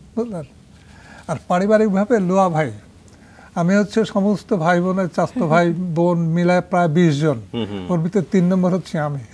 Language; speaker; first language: Bangla; native; Bangla